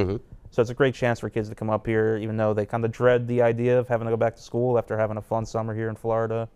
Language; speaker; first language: English; native; English